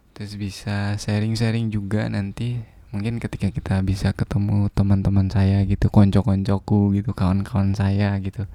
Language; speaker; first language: Indonesian; non-native, local second language; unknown